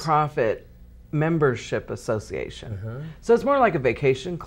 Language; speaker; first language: English; native; English